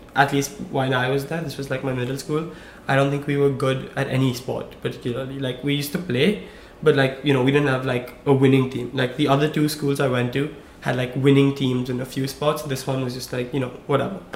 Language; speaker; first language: English; non-native, local second language; Hindi